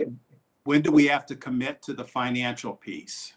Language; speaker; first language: English; native; English